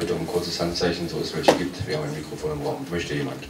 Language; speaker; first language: German; native; German